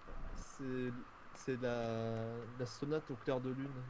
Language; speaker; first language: French; native; French